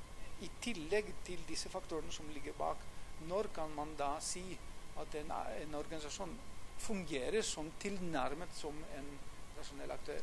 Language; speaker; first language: Norwegian; non-native, fluent; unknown